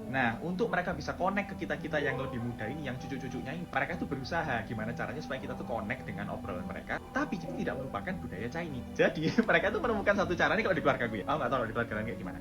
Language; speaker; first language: Indonesian; native; Indonesian